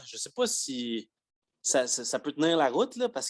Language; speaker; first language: French; native; French